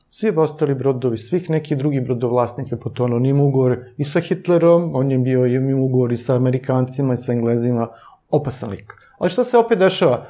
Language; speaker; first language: Serbian; native; Serbian